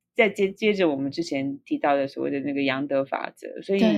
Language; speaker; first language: Chinese; native; Chinese